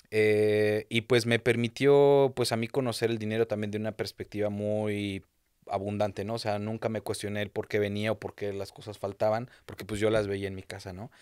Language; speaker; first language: Spanish; native; Spanish